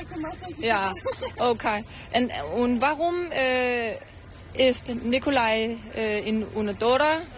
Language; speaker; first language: German; non-native, learner; Danish